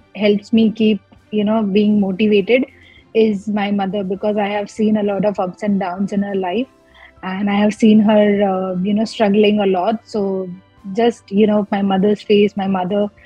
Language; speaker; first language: English; non-native, local second language; Gujarati